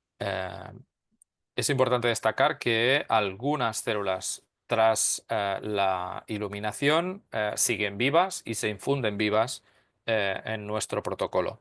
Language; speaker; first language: Spanish; native; Spanish